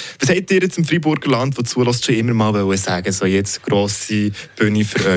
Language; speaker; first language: German; native; German